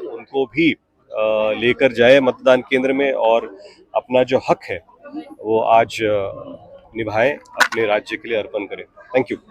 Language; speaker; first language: Hindi; non-native, local second language; Marathi